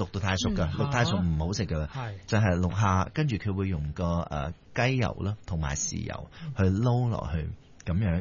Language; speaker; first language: Cantonese; early bilingual, heritage; Cantonese